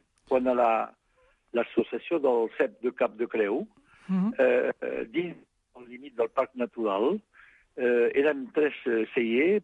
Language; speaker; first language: Catalan; non-native, fluent; French